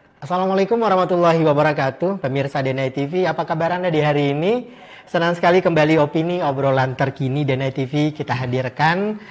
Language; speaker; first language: Indonesian; native; Indonesian